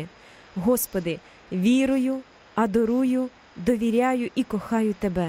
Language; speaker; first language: Ukrainian; native; Ukrainian